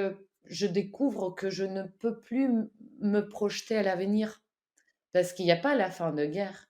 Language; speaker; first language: French; non-native, fluent; Ukrainian